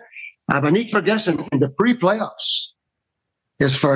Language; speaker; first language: German; non-native, fluent; English